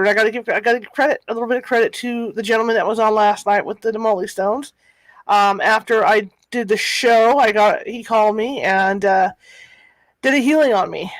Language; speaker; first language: English; native; English